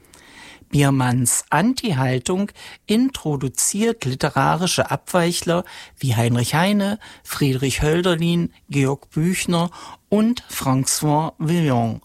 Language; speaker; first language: German; native; German